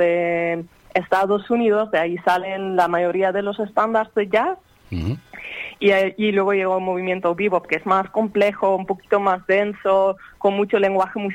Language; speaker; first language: Spanish; non-native, fluent; Dutch